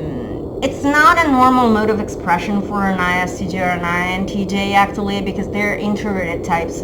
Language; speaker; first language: English; non-native, fluent; Italian